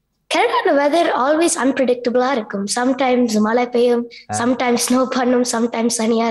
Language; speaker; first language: Tamil; early bilingual, heritage; Tamil